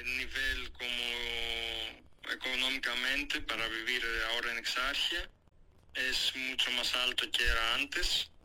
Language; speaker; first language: Spanish; non-native, fluent; Greek